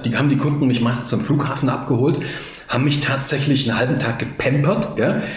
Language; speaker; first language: German; native; German